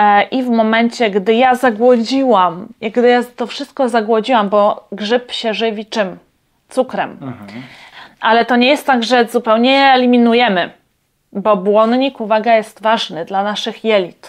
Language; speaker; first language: Polish; non-native, fluent; Latvian